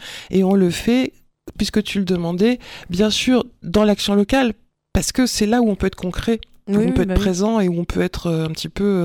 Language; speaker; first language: French; native; French